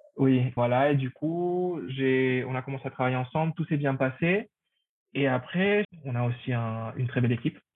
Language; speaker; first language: French; non-native, fluent; Spanish